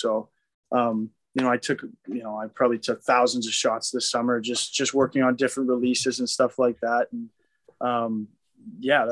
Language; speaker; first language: English; native; English